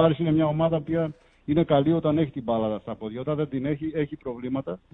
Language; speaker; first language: Greek; native; Greek